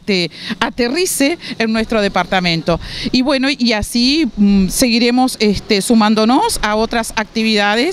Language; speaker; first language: Spanish; native; Spanish